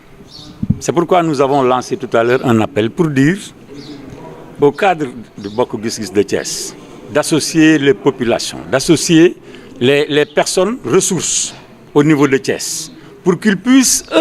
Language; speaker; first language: French; non-native, local second language; Wolof